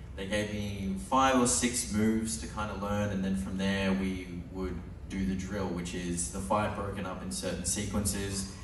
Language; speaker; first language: English; native; English